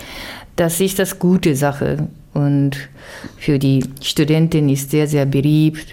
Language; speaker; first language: German; non-native, fluent; Japanese